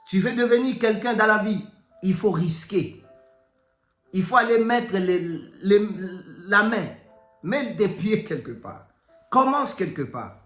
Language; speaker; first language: French; non-native, local second language; Lingala